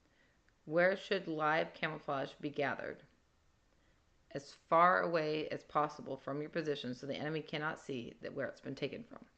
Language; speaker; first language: English; native; English